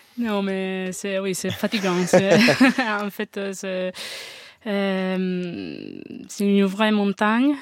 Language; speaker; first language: French; non-native, fluent; Italian